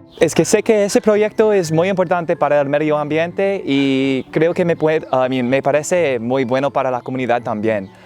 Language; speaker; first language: Spanish; non-native, fluent; English